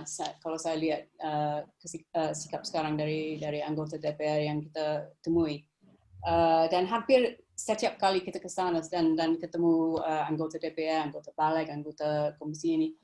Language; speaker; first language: Indonesian; non-native, fluent; English